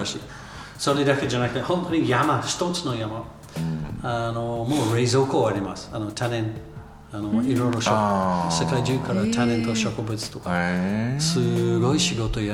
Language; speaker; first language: Japanese; non-native, learner; English